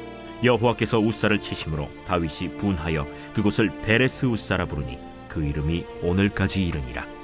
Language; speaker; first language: Korean; native; Korean